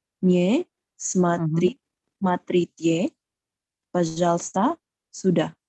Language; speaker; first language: Russian; non-native, learner; Indonesian